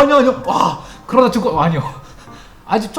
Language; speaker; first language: Korean; non-native, fluent; Malay